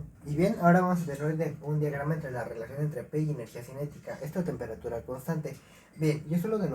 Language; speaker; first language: Spanish; native; Spanish